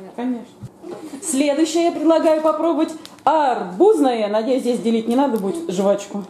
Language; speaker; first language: Russian; native; Russian